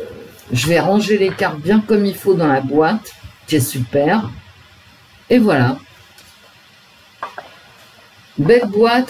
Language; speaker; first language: French; native; French